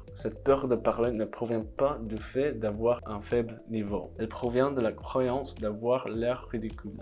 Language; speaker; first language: French; non-native, fluent; English